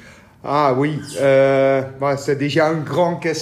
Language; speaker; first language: French; non-native, learner; Dutch